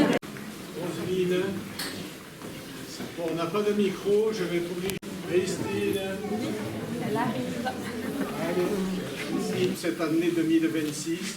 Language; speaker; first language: French; native; French